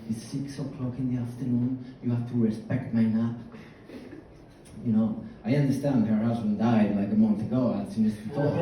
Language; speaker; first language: English; non-native, fluent; Spanish